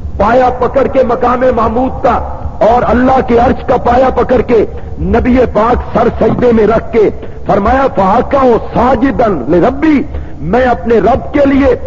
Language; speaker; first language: Urdu; non-native, local second language; Punjabi